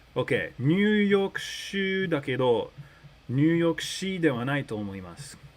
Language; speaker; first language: Japanese; early bilingual, other home language; English